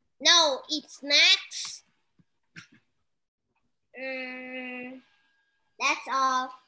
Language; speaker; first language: English; non-native, local second language; Indonesian